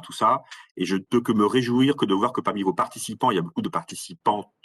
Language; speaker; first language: French; native; French